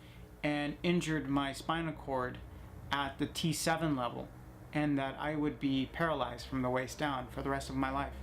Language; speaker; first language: English; native; English